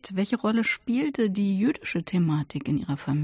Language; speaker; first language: German; native; German